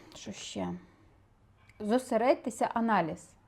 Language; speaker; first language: Ukrainian; non-native, local second language; Russian